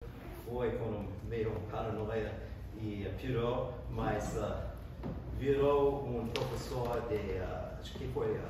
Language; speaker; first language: Portuguese; non-native, fluent; English